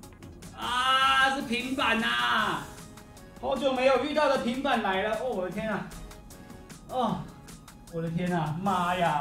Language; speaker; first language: Chinese; native; Chinese